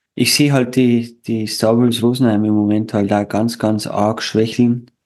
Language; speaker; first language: German; native; German